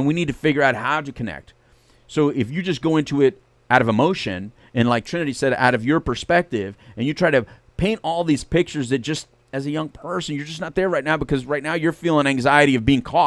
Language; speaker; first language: English; native; English